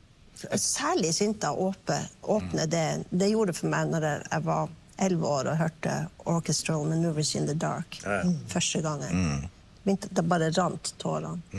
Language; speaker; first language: Norwegian; native; Norwegian